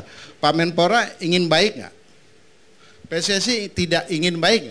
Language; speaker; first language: Indonesian; native; Indonesian